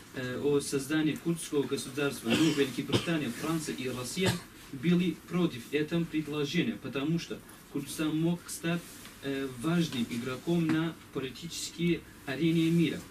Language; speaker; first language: Russian; non-native, learner; Kurdish